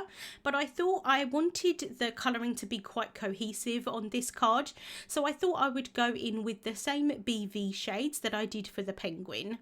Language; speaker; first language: English; native; English